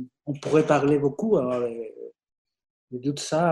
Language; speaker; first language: French; non-native, fluent; Spanish